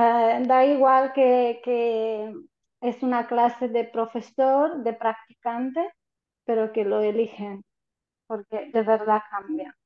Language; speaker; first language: Spanish; non-native, fluent; Romanian